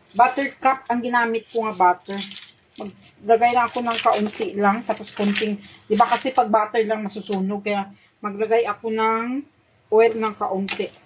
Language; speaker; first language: Filipino; non-native, local second language; Hiligaynon